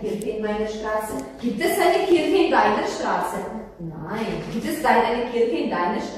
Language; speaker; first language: German; non-native, fluent; Croatian